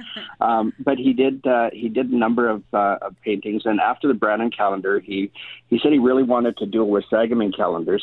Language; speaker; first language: English; native; English